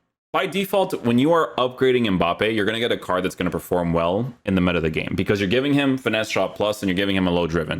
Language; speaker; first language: English; native; English